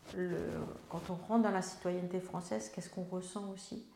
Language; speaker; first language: French; native; French